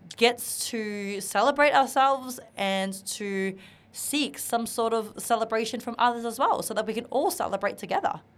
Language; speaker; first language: English; non-native, local second language; Vietnamese